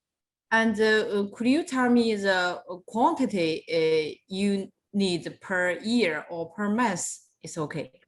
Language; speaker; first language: English; non-native, fluent; Chinese